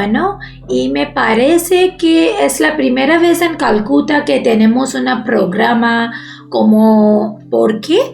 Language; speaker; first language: Spanish; non-native, learner; Bangla